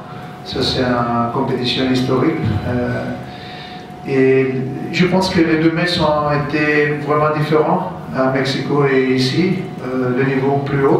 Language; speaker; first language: French; non-native, fluent; Turkish